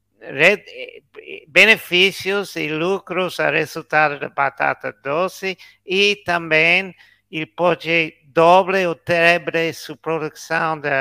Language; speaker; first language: Portuguese; non-native, learner; English